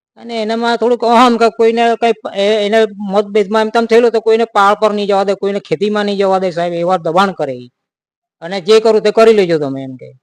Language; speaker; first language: Gujarati; non-native, local second language; Gamit